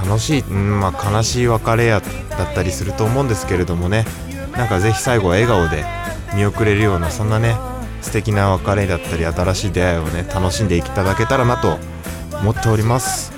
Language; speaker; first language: Japanese; native; Japanese